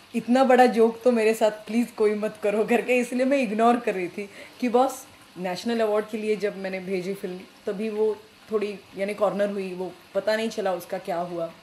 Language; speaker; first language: Hindi; non-native, local second language; Marathi